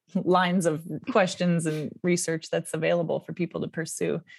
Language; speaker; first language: English; native; English